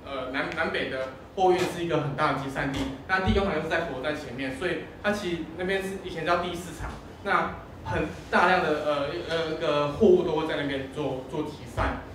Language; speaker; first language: Chinese; native; Chinese